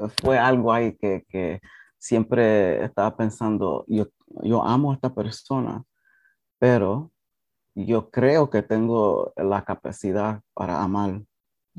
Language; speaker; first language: Spanish; early bilingual, heritage; English